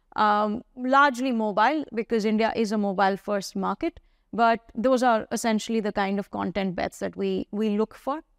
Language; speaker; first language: English; non-native, local second language; Hindi